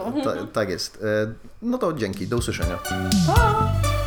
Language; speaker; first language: Polish; native; Polish